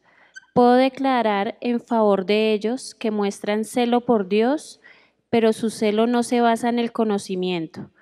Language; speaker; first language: Spanish; native; Spanish